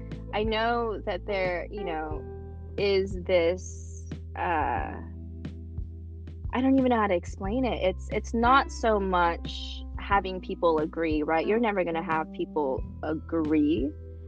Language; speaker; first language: English; early bilingual, other home language; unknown